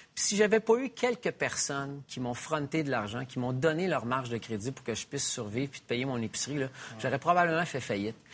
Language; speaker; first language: French; native; French